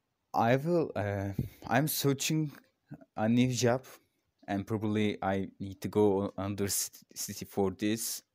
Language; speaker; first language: English; non-native, learner; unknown